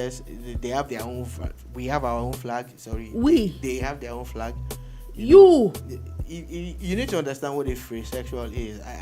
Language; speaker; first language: English; non-native, local second language; Yoruba